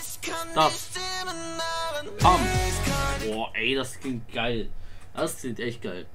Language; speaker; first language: German; native; German